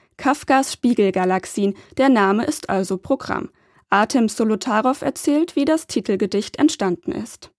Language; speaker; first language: German; native; German